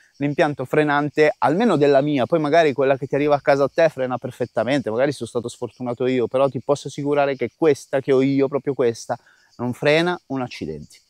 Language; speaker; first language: Italian; native; Italian